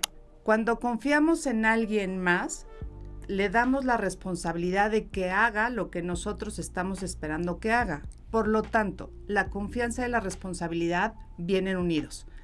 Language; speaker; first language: Spanish; native; Spanish